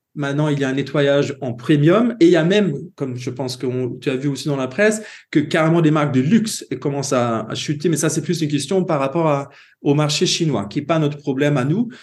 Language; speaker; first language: French; non-native, fluent; Swedish